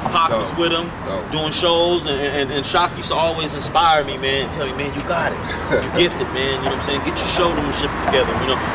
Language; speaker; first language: English; native; English